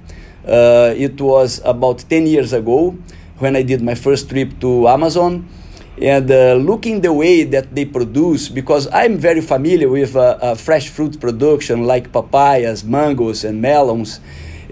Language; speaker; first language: English; non-native, fluent; Portuguese